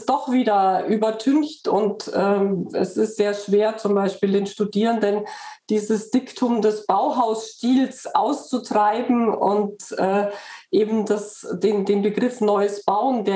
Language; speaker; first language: German; native; German